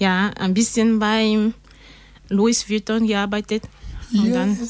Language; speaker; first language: German; non-native, learner; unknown